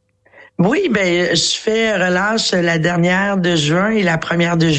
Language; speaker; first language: French; native; French